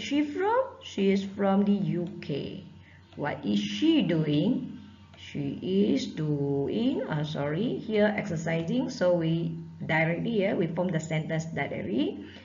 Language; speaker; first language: English; non-native, local second language; Malay